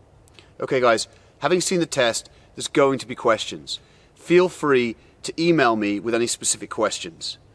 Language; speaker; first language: English; native; English